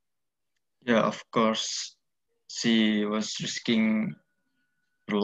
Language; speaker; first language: English; non-native, learner; Indonesian